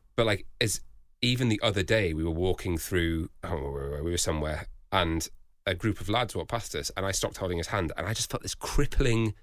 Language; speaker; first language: English; native; English